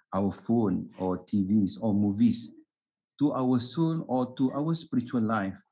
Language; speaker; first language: English; non-native, local second language; Malay